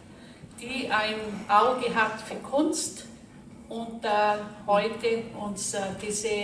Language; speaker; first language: German; non-native, fluent; Portuguese